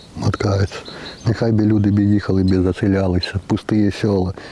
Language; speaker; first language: Ukrainian; native; Ukrainian